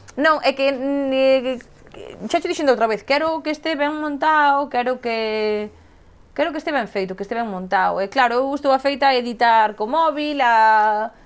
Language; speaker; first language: Galician; native; Galician